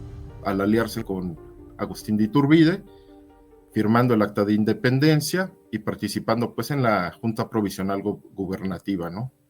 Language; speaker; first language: Spanish; native; Spanish